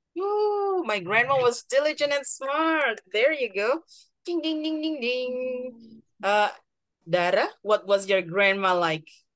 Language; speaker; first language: English; non-native, fluent; Indonesian